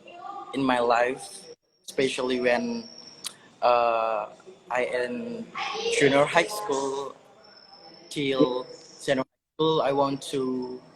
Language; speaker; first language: English; non-native, learner; Indonesian